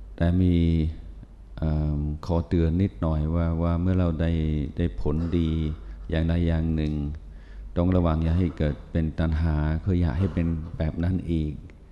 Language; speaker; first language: Thai; non-native, fluent; English